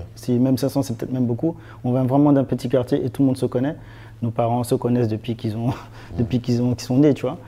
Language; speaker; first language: French; native; French